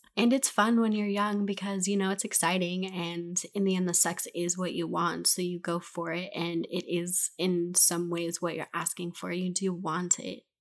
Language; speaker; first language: English; native; English